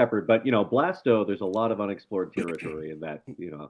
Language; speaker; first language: English; native; English